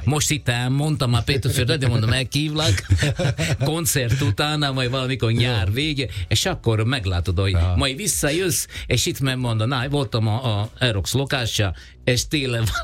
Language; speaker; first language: Hungarian; non-native, fluent; Italian